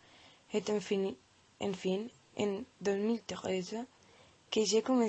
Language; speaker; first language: French; non-native, learner; Catalan